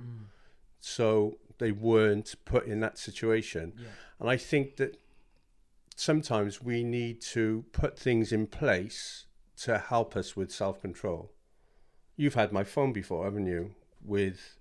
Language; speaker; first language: English; native; English